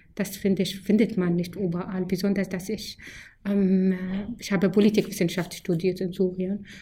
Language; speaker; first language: German; non-native, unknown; Arabic